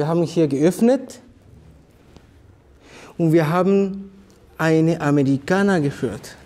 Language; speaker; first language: German; non-native, fluent; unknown